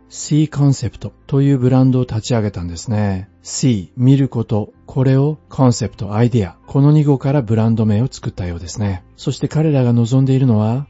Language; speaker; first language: Japanese; native; Japanese